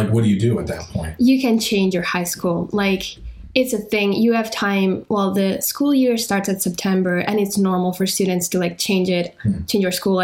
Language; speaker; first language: English; non-native, fluent; Italian